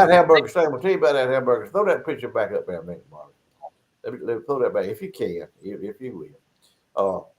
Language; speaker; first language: English; native; English